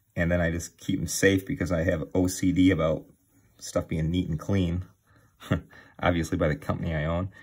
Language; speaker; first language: English; native; English